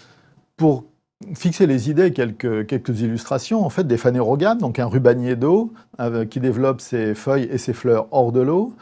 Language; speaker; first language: French; native; French